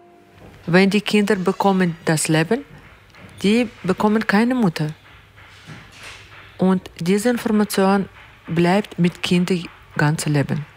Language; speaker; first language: German; non-native, learner; Ukrainian